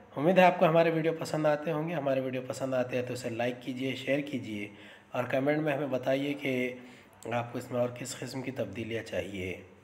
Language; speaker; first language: Urdu; native; Urdu